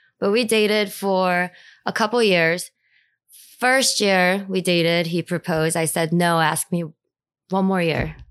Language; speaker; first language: English; early bilingual, other home language; Korean